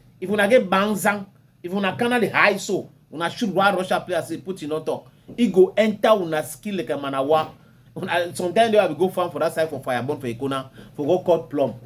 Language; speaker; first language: Nigerian Pidgin; native; Nigerian Pidgin